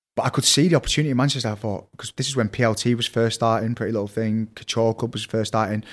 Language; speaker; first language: English; native; English